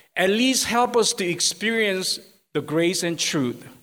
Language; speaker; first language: English; non-native, fluent; Korean